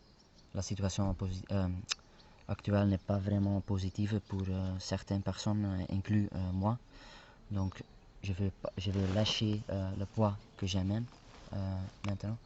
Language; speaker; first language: French; non-native, fluent; Spanish